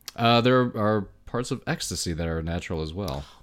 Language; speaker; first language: English; early bilingual, other home language; German